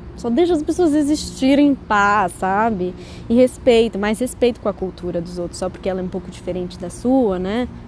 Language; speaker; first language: Portuguese; native; Portuguese